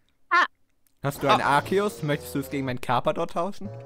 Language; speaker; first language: German; native; German